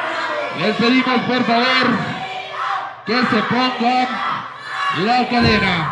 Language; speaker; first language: Spanish; native; Spanish